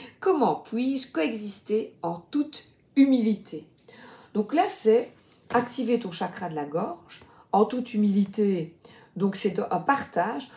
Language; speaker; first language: French; native; French